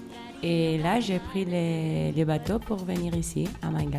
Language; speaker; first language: French; non-native, fluent; Spanish